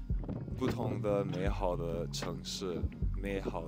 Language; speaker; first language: Chinese; non-native, fluent; English